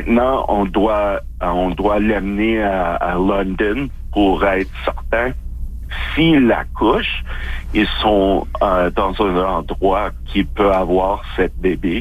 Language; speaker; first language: French; non-native, fluent; English